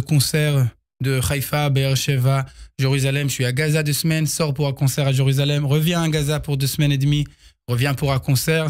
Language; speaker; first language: French; early bilingual, heritage; Hebrew